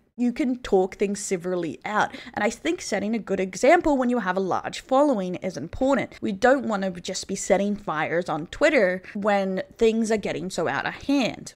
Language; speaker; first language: English; native; English